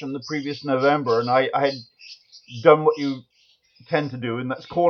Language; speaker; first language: English; native; English